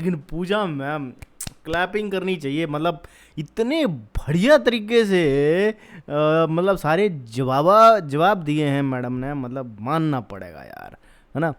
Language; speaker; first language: Hindi; native; Hindi